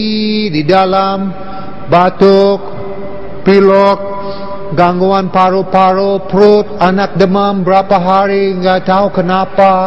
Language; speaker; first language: Indonesian; non-native, fluent; English